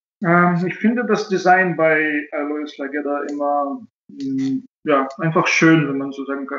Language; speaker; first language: German; non-native, fluent; Russian